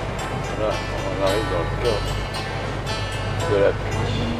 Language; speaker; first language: French; native; French